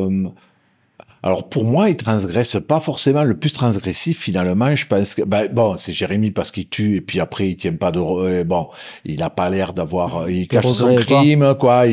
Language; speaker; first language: French; native; French